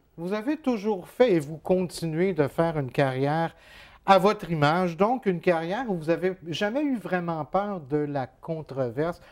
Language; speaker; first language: French; native; French